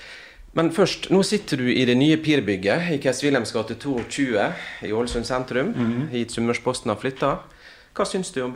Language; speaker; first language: Norwegian; native; Norwegian